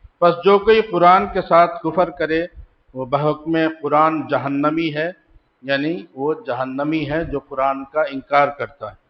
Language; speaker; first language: Urdu; native; Urdu